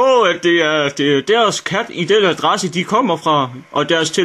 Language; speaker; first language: Danish; native; Danish